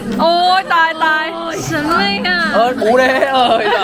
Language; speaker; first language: Chinese; non-native, learner; Thai